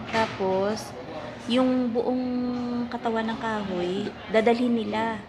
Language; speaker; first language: Filipino; native; Filipino